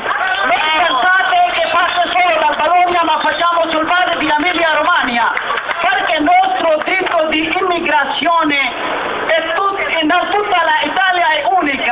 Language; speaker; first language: Italian; non-native, learner; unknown